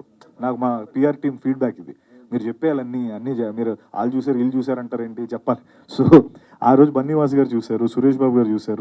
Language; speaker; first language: Telugu; native; Telugu